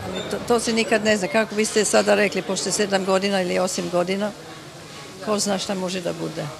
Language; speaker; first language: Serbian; early bilingual, heritage; Serbian